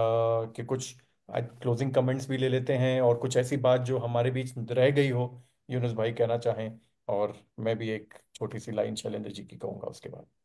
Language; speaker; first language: Hindi; native; Hindi